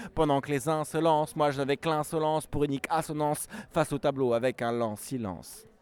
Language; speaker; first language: French; native; French